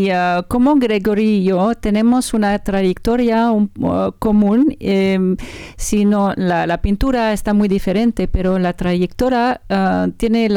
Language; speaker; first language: Spanish; non-native, learner; French